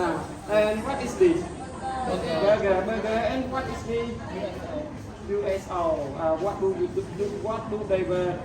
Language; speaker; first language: English; non-native, learner; Khmer